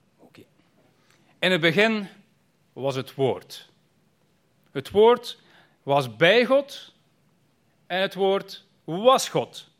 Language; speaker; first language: Dutch; native; Dutch